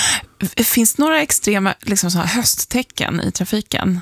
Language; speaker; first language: Swedish; native; Swedish